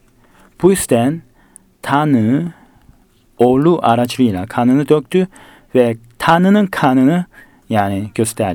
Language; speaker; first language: Turkish; non-native, fluent; Korean